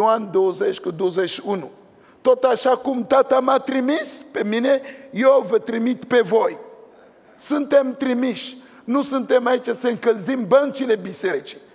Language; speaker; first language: Romanian; non-native, fluent; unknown